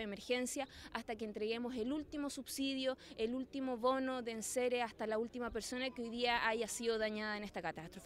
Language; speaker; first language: Spanish; native; Spanish